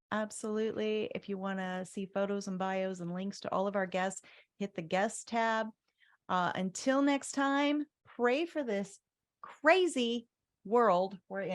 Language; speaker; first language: English; native; English